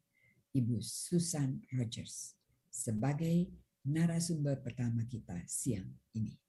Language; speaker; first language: Indonesian; native; Indonesian